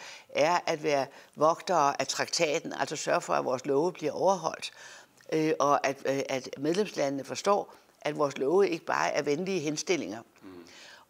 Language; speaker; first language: Danish; native; Danish